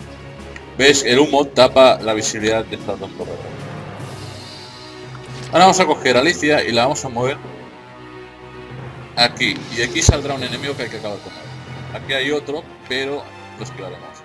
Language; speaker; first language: Spanish; native; Spanish